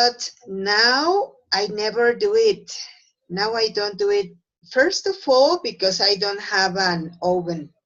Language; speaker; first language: English; non-native, fluent; Spanish